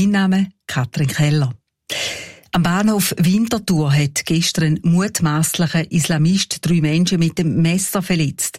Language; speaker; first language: German; native; German